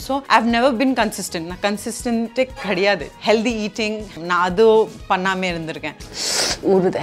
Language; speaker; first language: Tamil; non-native, local second language; Assamese